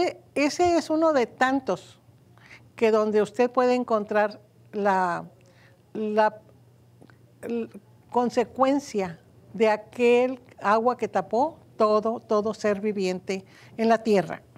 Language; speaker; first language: Spanish; native; Spanish